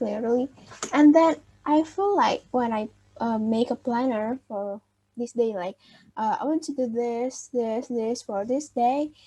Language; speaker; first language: English; non-native, fluent; Indonesian